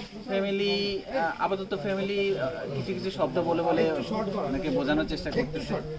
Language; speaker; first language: Bangla; native; Bangla